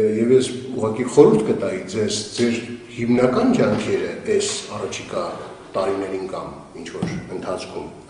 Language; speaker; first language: Armenian; native; Armenian